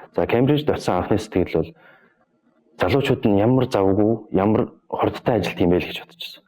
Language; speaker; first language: Mongolian; native; Mongolian